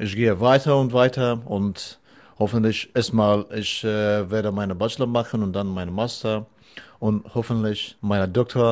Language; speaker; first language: German; non-native, learner; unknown